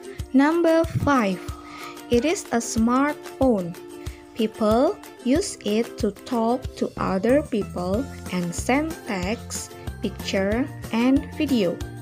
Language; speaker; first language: English; non-native, fluent; Indonesian